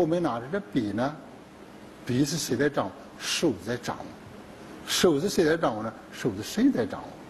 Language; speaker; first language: Chinese; native; Chinese